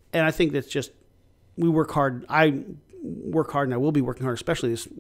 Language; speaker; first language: English; native; English